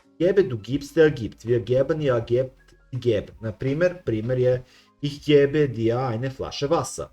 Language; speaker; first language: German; non-native, fluent; Serbian